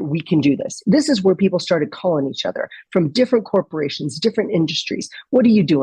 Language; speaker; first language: English; native; English